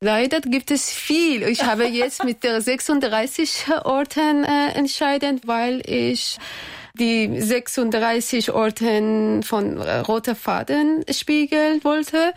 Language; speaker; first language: German; non-native, learner; Persian